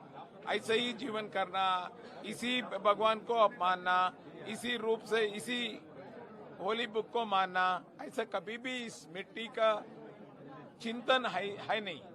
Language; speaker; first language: Hindi; non-native, local second language; Kannada